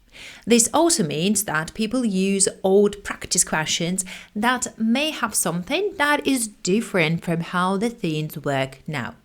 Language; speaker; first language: English; non-native, fluent; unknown